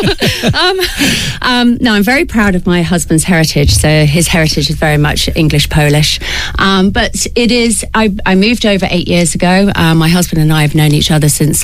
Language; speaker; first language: English; native; English